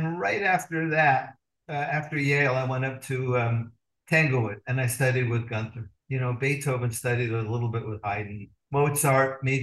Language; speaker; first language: English; native; English